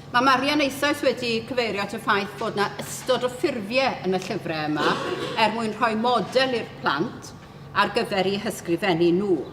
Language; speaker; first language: Welsh; native; Welsh